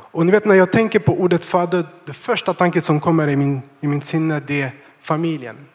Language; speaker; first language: Swedish; non-native, fluent; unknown